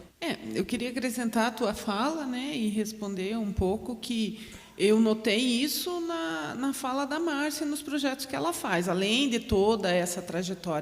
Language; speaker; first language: Portuguese; native; Portuguese